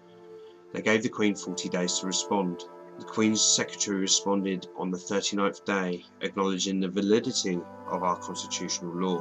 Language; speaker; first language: English; native; English